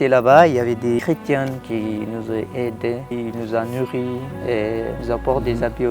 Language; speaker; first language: French; non-native, learner; Tigrinya